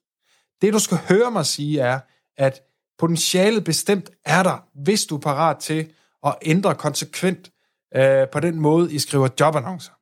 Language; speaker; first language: Danish; native; Danish